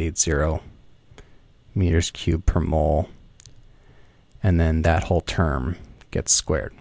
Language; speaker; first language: English; native; English